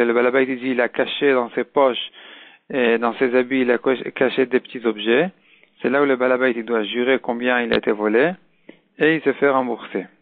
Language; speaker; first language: French; native; French